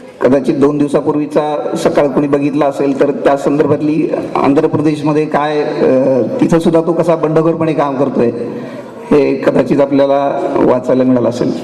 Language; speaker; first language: Marathi; native; Marathi